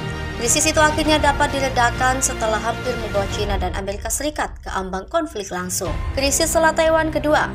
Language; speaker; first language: Indonesian; native; Indonesian